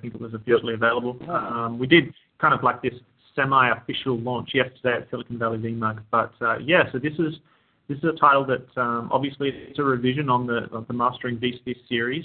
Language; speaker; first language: English; native; English